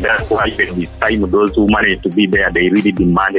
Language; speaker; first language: English; non-native, local second language; Kinyarwanda